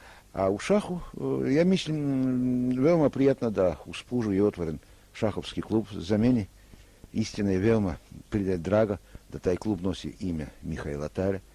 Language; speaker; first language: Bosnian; non-native, learner; Russian